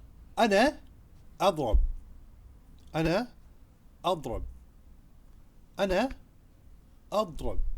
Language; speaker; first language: Arabic; non-native, fluent; Urdu